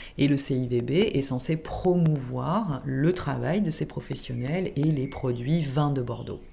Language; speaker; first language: French; native; French